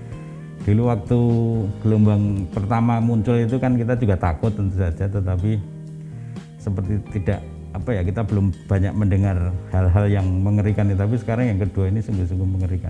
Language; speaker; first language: Indonesian; native; Indonesian